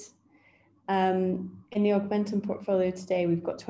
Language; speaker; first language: English; native; English